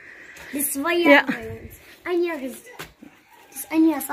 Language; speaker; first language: German; early bilingual, heritage; German